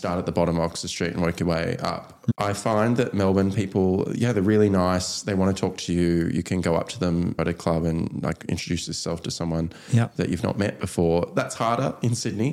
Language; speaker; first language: English; native; English